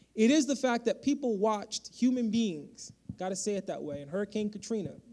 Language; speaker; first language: English; native; English